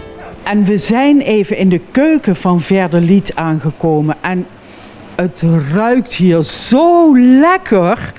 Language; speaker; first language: Dutch; native; Dutch